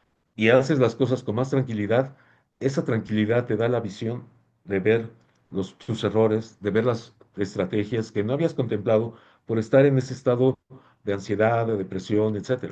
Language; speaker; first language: Spanish; native; Spanish